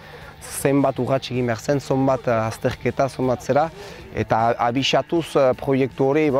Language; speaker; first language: Basque; native; Basque